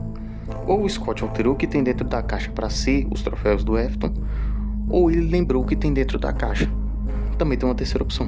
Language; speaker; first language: Portuguese; native; Portuguese